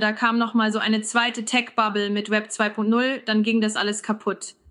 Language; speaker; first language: German; native; German